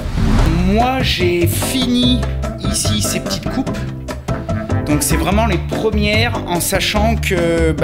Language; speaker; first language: French; native; French